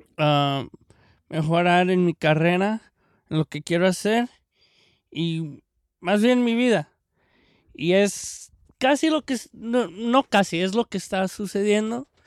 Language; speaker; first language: Spanish; early bilingual, heritage; Spanish